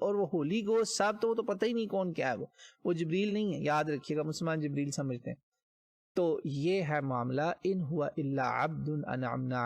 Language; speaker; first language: Urdu; native; Urdu